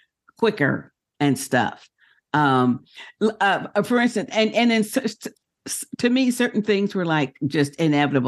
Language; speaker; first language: English; native; English